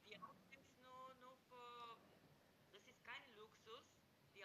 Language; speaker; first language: German; non-native, learner; Macedonian